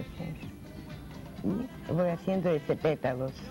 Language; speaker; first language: Spanish; non-native, learner; Russian